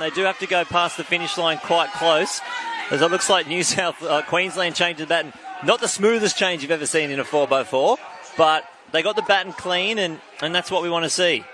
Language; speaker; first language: English; native; English